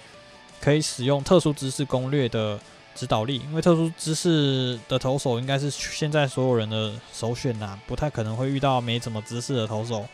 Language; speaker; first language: Chinese; native; Chinese